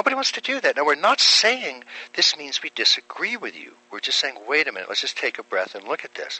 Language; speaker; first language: English; native; English